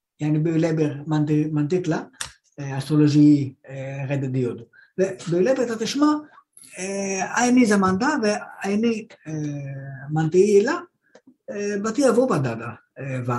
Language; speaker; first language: Turkish; non-native, learner; Greek